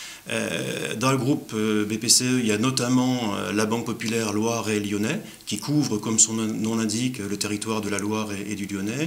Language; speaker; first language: French; native; French